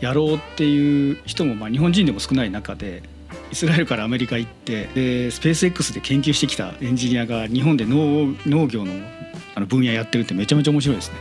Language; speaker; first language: Japanese; native; Japanese